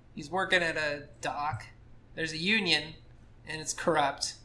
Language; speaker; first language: English; native; English